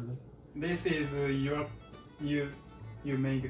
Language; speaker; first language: English; non-native, learner; Japanese